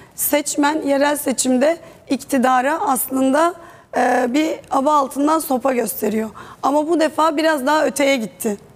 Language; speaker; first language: Turkish; native; Turkish